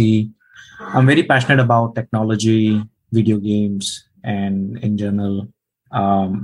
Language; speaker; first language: English; non-native, local second language; Hindi